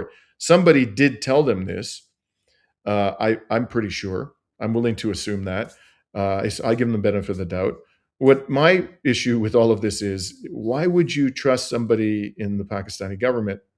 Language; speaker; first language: English; native; English